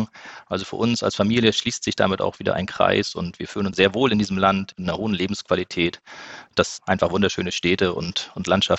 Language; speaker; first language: German; native; German